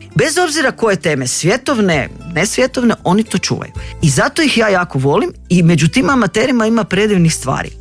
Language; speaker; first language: Croatian; native; Croatian